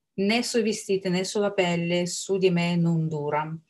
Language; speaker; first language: Italian; non-native, fluent; Russian